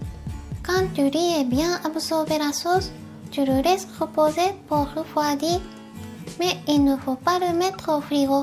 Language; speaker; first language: French; non-native, fluent; Japanese